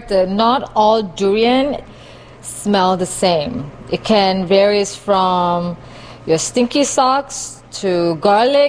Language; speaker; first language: English; non-native, local second language; Malay